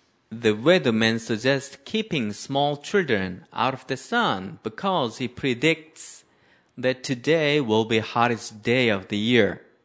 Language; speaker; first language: English; non-native, fluent; Korean